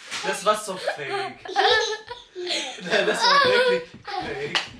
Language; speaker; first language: German; non-native, fluent; Indonesian